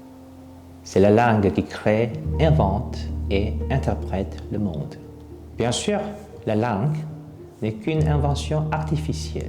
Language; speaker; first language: French; non-native, fluent; Korean